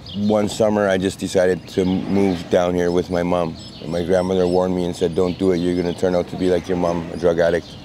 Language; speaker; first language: English; native; English